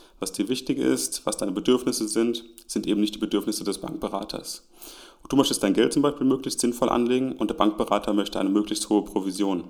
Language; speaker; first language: German; native; German